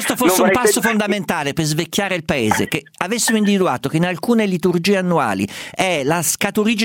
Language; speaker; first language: Italian; native; Italian